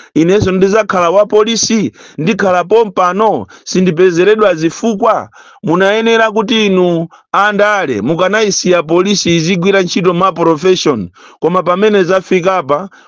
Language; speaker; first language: Nyanja; native; Nyanja